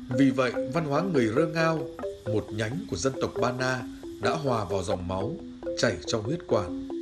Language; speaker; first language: Vietnamese; native; Vietnamese